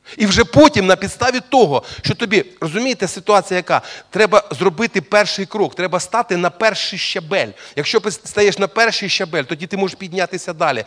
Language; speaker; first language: Ukrainian; non-native, local second language; Russian